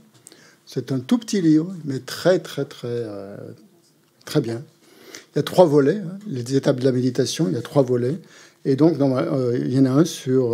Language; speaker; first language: French; native; French